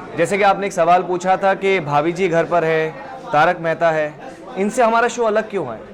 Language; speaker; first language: Hindi; native; Hindi